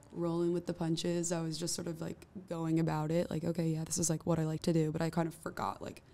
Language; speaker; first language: English; native; English